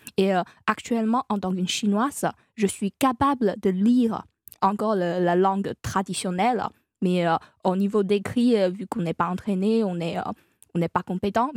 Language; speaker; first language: French; non-native, fluent; Chinese